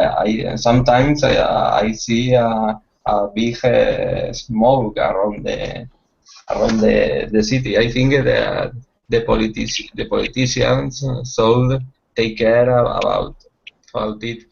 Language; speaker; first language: English; non-native, learner; Spanish